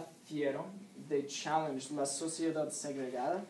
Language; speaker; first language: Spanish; non-native, learner; English